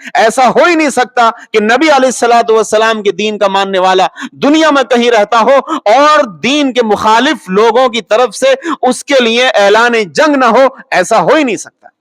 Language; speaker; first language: Urdu; native; Urdu